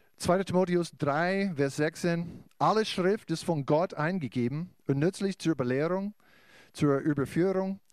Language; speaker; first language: German; non-native, fluent; English